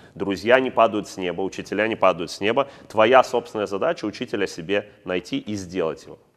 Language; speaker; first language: Russian; native; Russian